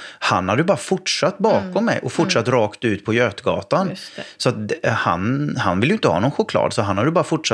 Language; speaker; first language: Swedish; native; Swedish